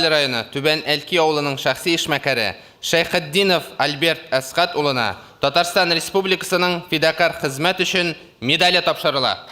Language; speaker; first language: Tatar; native; Tatar